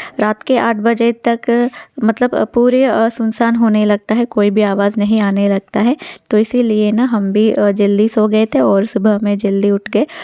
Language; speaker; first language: Hindi; non-native, local second language; Telugu